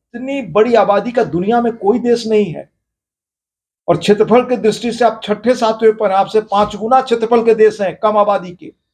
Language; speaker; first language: Hindi; native; Hindi